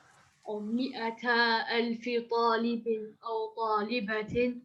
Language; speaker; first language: Arabic; non-native, learner; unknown